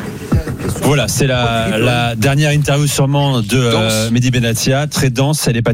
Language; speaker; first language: French; native; French